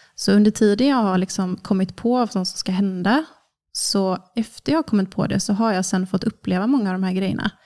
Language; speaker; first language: Swedish; native; Swedish